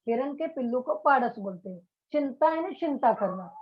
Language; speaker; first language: Hindi; non-native, local second language; Marathi